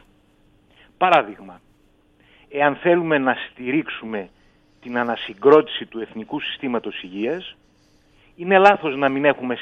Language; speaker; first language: Greek; native; Greek